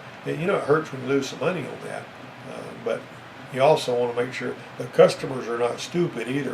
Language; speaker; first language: English; native; English